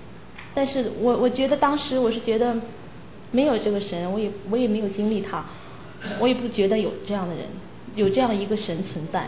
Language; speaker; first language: Chinese; native; Chinese